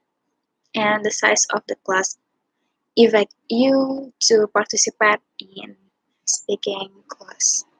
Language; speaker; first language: English; non-native, learner; Indonesian